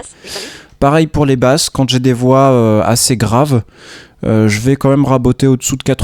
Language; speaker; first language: French; native; French